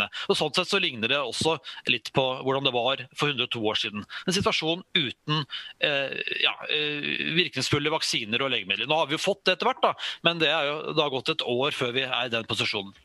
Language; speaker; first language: Norwegian; native; Norwegian